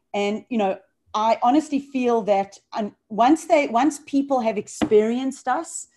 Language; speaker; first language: English; native; English